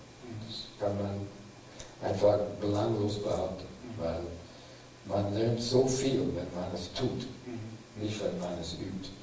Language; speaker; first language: German; non-native, fluent; English